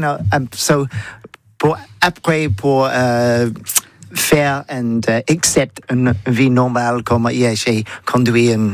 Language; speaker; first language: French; non-native, learner; English